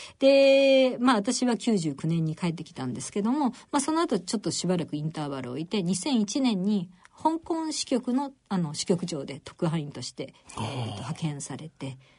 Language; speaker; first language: Japanese; native; Japanese